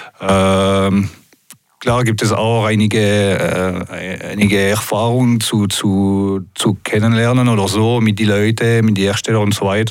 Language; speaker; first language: German; non-native, local second language; French